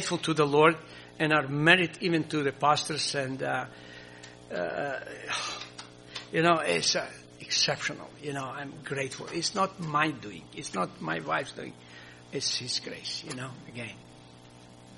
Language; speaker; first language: English; non-native, fluent; Croatian